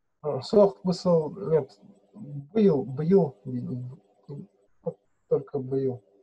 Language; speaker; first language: Russian; non-native, local second language; Yakut